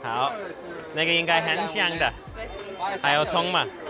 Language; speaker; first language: Chinese; early bilingual, heritage; Chinese